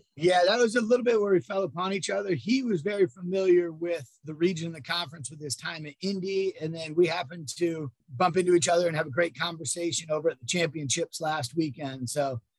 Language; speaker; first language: English; native; English